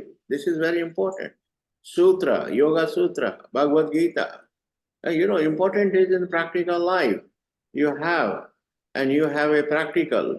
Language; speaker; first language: English; non-native, learner; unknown